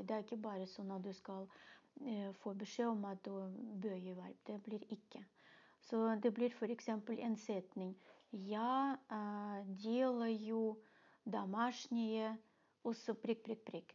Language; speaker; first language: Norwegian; non-native, fluent; Russian